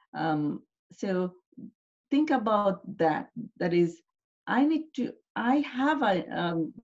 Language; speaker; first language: English; non-native, local second language; Bangla